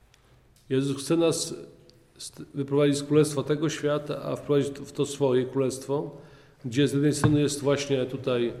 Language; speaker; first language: Polish; native; Polish